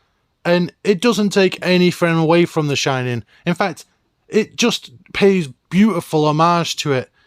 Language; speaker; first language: English; native; English